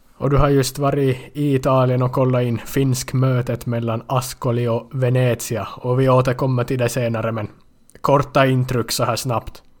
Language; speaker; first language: Swedish; native; Swedish